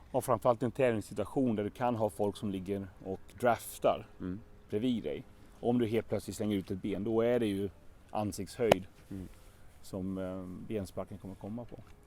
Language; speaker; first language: Swedish; native; Swedish